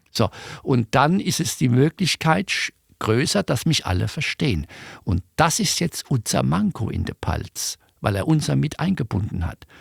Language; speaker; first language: German; native; German